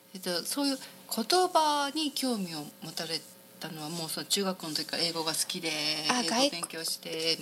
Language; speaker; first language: Japanese; native; Japanese